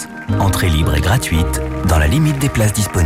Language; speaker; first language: French; native; French